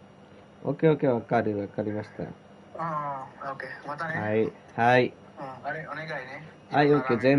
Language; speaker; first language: Japanese; non-native, learner; Nepali